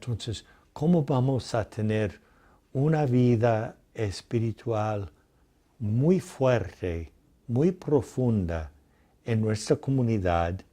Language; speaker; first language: Spanish; non-native, fluent; English